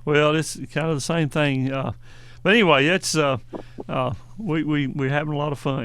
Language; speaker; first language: English; native; English